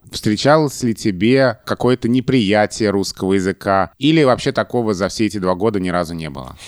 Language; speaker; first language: Russian; native; Russian